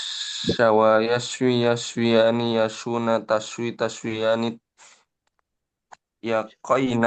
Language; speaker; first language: Arabic; non-native, learner; Indonesian